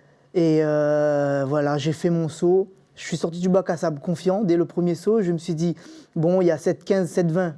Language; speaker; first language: French; native; French